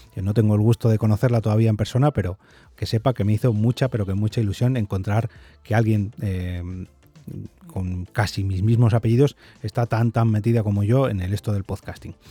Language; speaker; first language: Spanish; native; Spanish